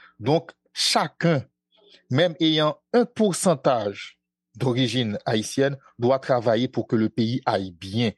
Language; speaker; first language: French; non-native, local second language; Haitian Creole